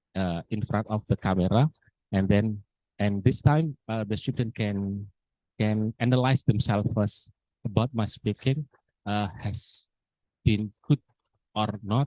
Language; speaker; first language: English; non-native, learner; Indonesian